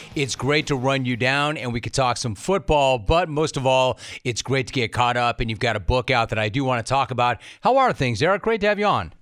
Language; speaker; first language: English; native; English